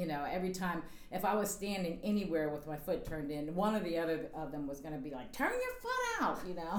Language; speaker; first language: English; native; English